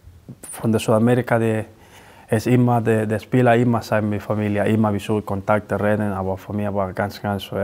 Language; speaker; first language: German; non-native, learner; Spanish